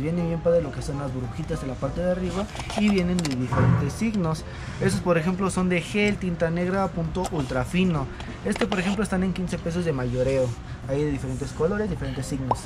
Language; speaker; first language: Spanish; native; Spanish